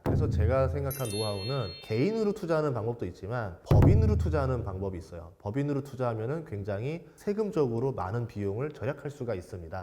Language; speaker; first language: Korean; native; Korean